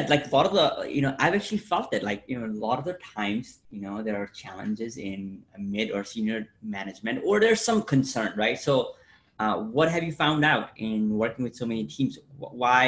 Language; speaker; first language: English; non-native, local second language; Nepali